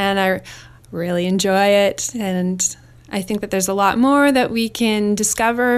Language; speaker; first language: English; native; English